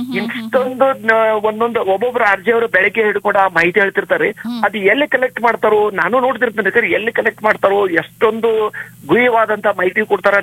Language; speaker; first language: Kannada; non-native, local second language; Marathi